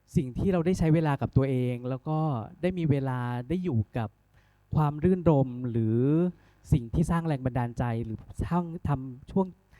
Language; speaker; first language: Thai; native; Thai